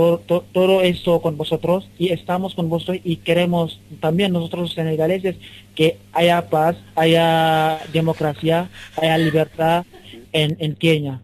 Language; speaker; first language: Spanish; non-native, learner; Wolof